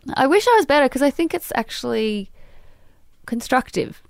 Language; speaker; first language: English; native; English